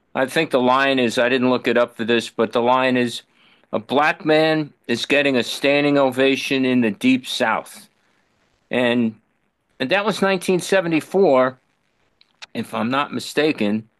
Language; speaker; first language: English; native; English